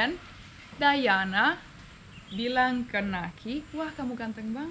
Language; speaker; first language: Indonesian; non-native, fluent; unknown